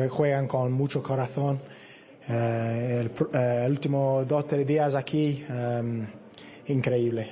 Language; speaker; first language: Spanish; non-native, learner; English